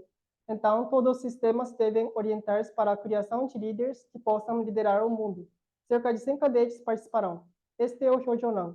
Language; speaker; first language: Portuguese; non-native, learner; Korean